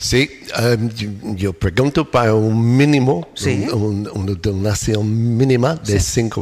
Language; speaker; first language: Spanish; non-native, learner; English